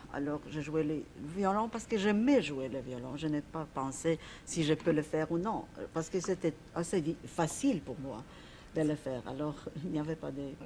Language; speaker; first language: French; non-native, fluent; Polish